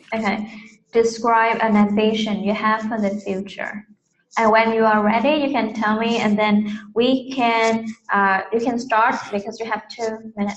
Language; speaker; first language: English; non-native, fluent; Vietnamese